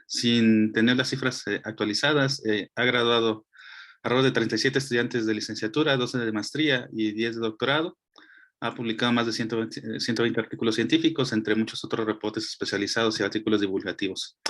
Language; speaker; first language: Spanish; native; Spanish